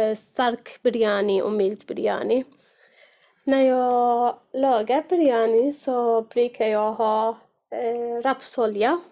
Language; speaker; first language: Swedish; non-native, fluent; Arabic